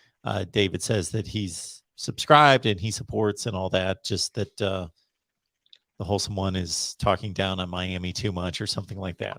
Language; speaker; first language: English; native; English